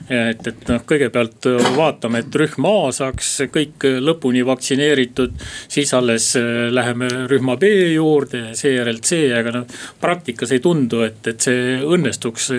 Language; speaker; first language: Estonian; native; Estonian